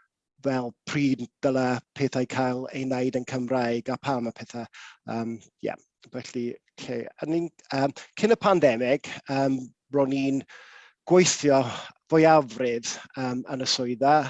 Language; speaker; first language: Welsh; non-native, local second language; English